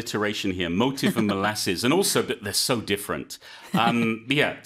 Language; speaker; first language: English; native; English